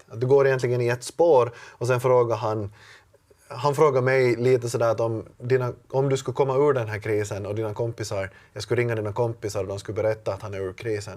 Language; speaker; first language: Swedish; native; Swedish